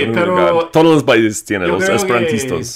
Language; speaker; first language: Spanish; non-native, fluent; English